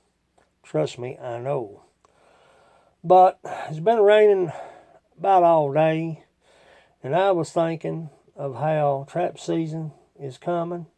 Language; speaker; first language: English; native; English